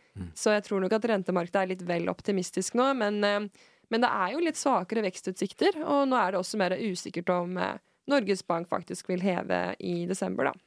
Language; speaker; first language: Norwegian; native; Norwegian